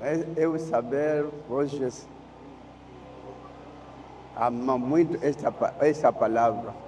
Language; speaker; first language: Portuguese; non-native, learner; Lingala